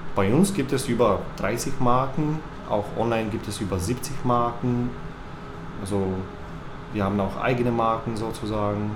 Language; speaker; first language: German; non-native, fluent; Bulgarian